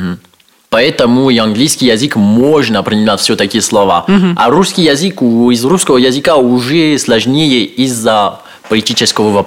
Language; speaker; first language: Russian; non-native, learner; French